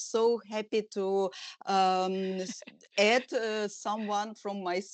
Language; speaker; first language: English; non-native, learner; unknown